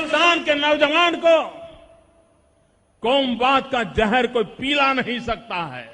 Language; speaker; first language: Hindi; non-native, local second language; Gujarati